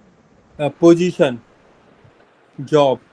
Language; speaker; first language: English; non-native, local second language; Hindi